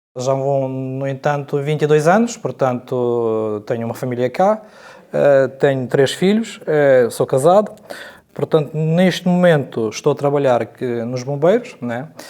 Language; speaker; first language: Portuguese; non-native, fluent; Ukrainian